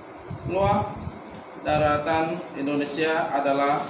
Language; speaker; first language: Indonesian; non-native, learner; Khmer